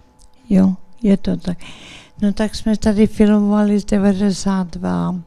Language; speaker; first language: Czech; early bilingual, heritage; English